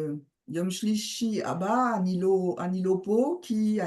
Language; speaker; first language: Hebrew; non-native, learner; French